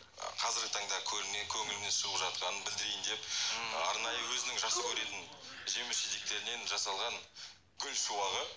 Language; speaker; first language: Kazakh; non-native, local second language; Russian